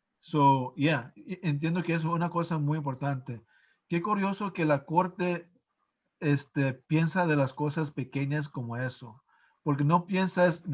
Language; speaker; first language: Spanish; early bilingual, heritage; English